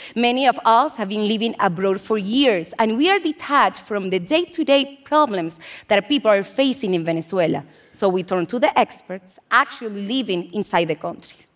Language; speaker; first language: English; non-native, fluent; Spanish